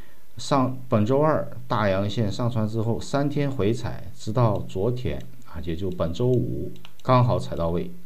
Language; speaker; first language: Chinese; native; Chinese